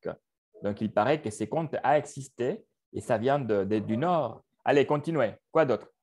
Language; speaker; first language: French; non-native, fluent; Spanish